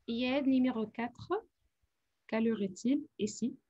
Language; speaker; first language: French; non-native, fluent; Arabic